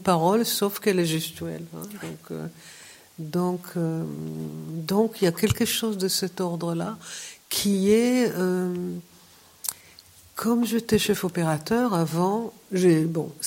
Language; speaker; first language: French; non-native, fluent; Hebrew